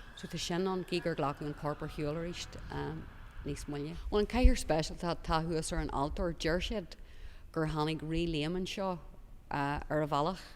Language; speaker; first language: Irish; non-native, local second language; English